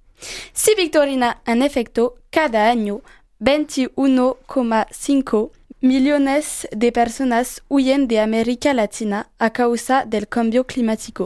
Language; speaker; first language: Spanish; non-native, learner; French